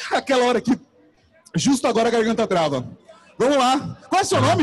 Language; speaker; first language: Portuguese; native; Portuguese